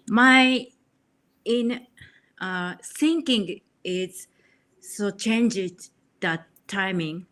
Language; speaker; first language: English; non-native, learner; Japanese